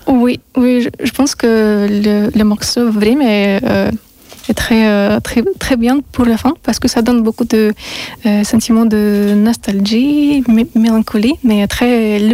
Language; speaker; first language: French; non-native, learner; Russian